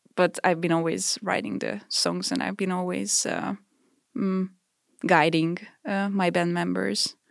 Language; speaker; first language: English; non-native, fluent; Hungarian